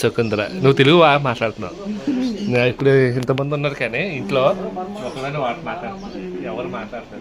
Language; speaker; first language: Telugu; native; Telugu